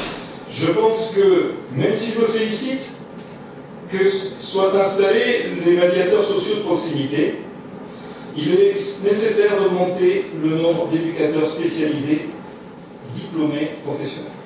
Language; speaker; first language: French; native; French